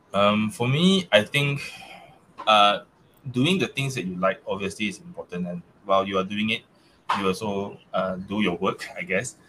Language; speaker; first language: English; non-native, local second language; Chinese